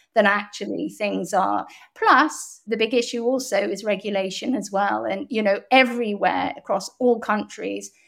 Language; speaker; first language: English; native; English